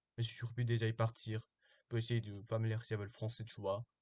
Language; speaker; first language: French; non-native, learner; Korean